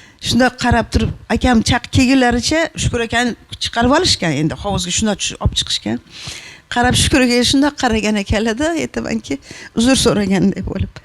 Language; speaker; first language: Uzbek; native; Uzbek